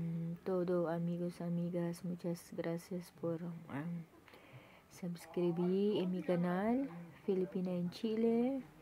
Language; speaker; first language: Spanish; non-native, learner; Filipino